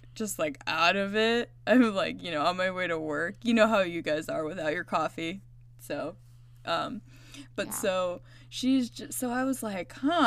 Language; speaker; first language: English; native; English